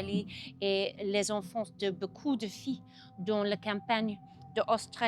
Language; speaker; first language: French; non-native, learner; English